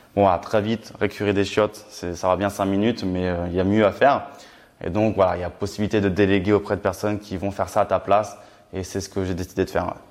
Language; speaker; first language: French; native; French